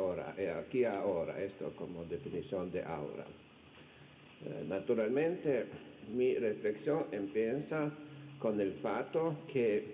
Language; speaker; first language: Spanish; non-native, fluent; Slovenian